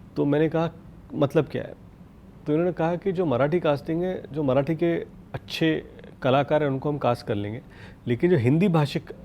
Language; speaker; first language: Hindi; non-native, local second language; Marathi